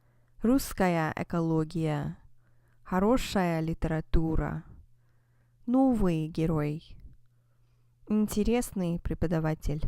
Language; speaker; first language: Russian; non-native, fluent; English